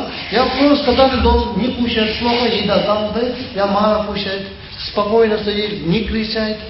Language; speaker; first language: Russian; non-native, learner; Tibetan